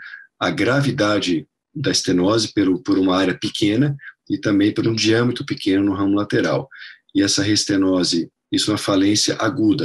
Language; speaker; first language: Portuguese; non-native, fluent; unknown